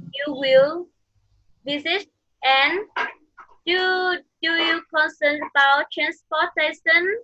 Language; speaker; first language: English; non-native, fluent; Vietnamese